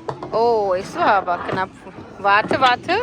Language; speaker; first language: German; non-native, fluent; Urdu